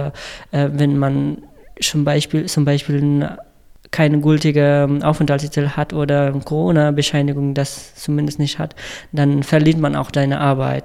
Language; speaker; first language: German; non-native, fluent; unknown